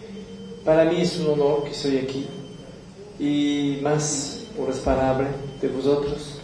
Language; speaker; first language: Spanish; non-native, learner; French